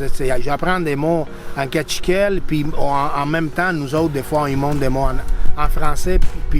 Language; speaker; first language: French; native; French